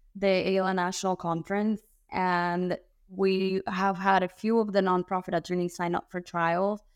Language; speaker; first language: English; early bilingual, other home language; Spanish